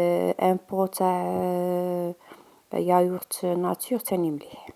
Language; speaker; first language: Arabic; native; Arabic